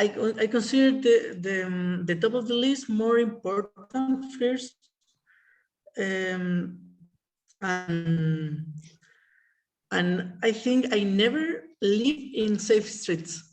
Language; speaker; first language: English; non-native, learner; Spanish